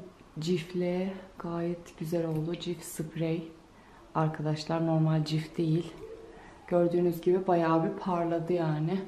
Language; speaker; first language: Turkish; native; Turkish